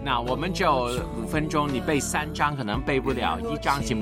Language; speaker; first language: Chinese; native; Chinese